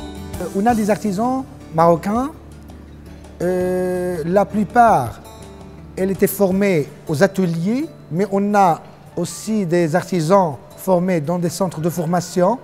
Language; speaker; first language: French; non-native, local second language; Arabic